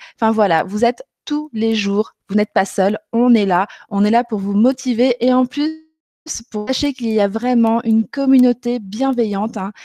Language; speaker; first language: French; native; French